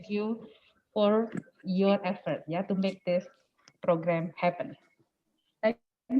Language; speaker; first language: English; non-native, fluent; Indonesian